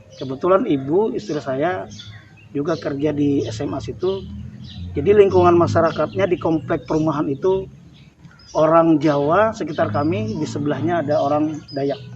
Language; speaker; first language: Indonesian; non-native, local second language; Banjar